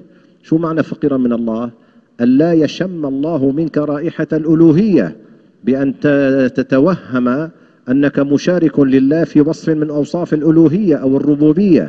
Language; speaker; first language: Arabic; native; Arabic